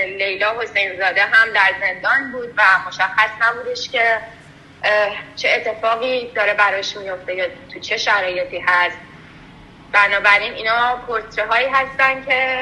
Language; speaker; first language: Persian; native; Persian